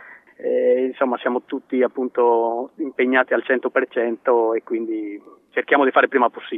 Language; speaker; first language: Italian; native; Italian